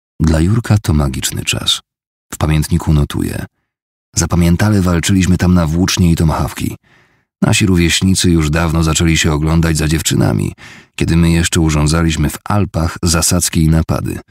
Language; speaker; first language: Polish; native; Polish